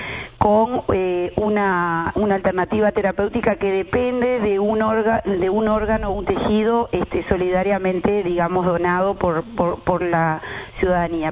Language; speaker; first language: Spanish; native; Spanish